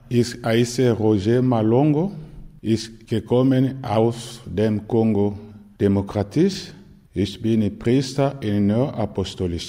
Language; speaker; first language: German; non-native, learner; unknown